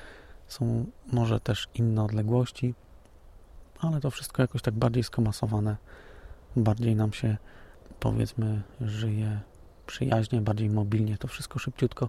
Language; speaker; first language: Polish; native; Polish